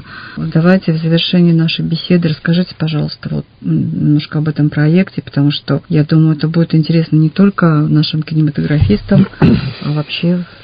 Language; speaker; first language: Russian; native; Russian